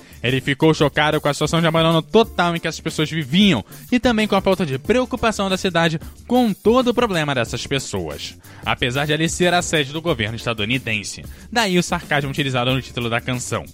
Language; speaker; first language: Portuguese; native; Portuguese